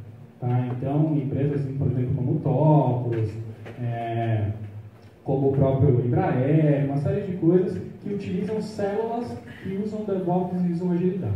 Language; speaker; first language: Portuguese; native; Portuguese